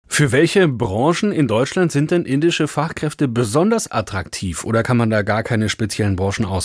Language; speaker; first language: German; native; German